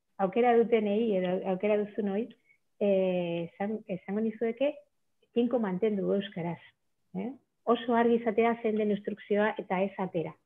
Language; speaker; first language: Basque; non-native, local second language; Spanish